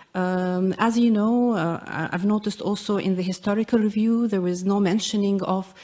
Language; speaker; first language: English; non-native, fluent; Arabic